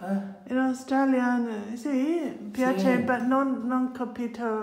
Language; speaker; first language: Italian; non-native, learner; English